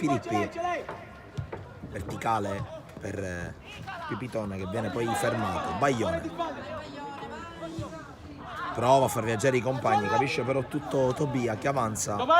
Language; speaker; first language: Italian; native; Italian